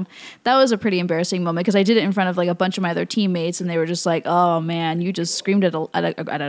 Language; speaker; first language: English; early bilingual, other home language; Spanish